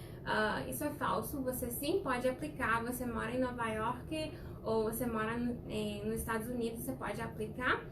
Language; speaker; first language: Portuguese; non-native, fluent; Spanish